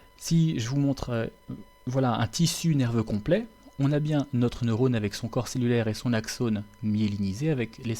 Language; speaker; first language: French; native; French